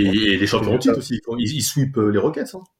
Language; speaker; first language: French; native; French